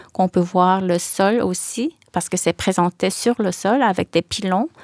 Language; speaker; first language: French; early bilingual, other home language; Korean